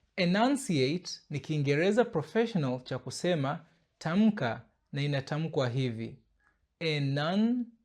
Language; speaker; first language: Swahili; native; Swahili